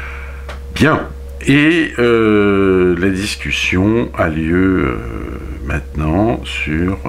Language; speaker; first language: French; native; French